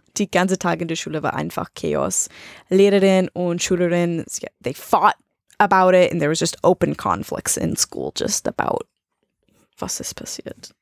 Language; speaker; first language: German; non-native, learner; English